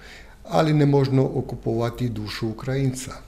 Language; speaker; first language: Ukrainian; non-native, learner; Croatian